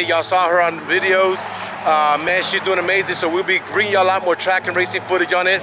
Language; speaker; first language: English; native; English